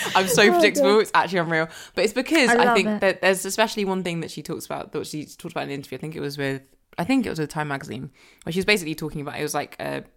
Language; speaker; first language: English; native; English